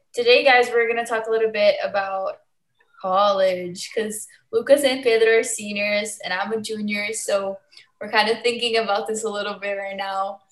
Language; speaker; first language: English; early bilingual, other home language; Portuguese